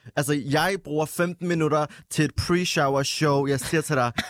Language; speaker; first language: Danish; early bilingual, other home language; Arabic